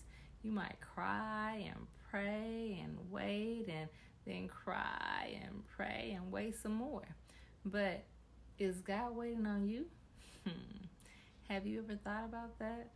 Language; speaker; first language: English; native; English